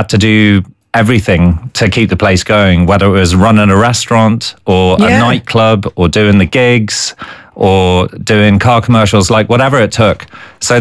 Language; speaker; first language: English; native; English